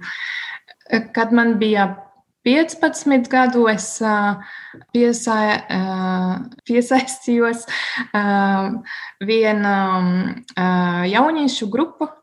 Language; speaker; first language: Latvian; non-native, learner; German